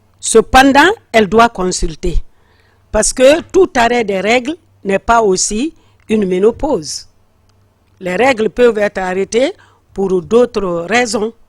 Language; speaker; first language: French; non-native, local second language; Fula